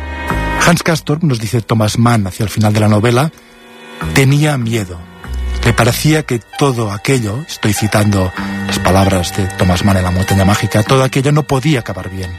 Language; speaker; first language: Spanish; native; Spanish